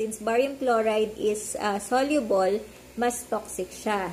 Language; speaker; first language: English; non-native, local second language; Filipino